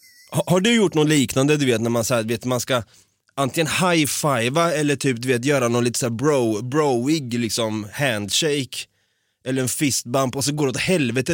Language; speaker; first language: Swedish; native; Swedish